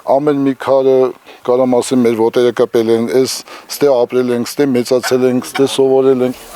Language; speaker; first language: Armenian; non-native, local second language; Kurdish